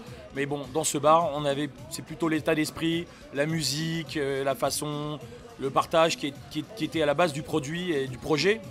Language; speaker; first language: French; native; French